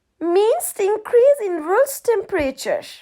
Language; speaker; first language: English; non-native, fluent; Turkish